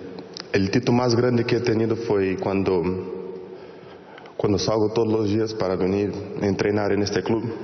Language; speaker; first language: Spanish; non-native, fluent; Portuguese